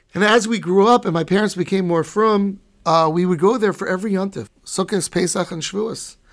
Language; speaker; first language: English; native; English